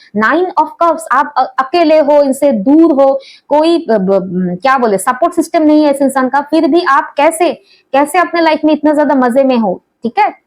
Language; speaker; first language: Hindi; non-native, local second language; Bangla